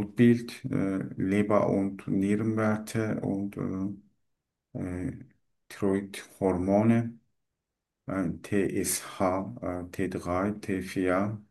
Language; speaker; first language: German; non-native, learner; Turkish